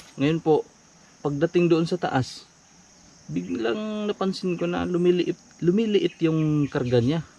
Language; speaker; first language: Filipino; non-native, local second language; Cebuano